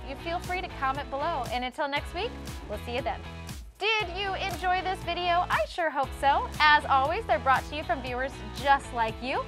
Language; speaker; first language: English; native; English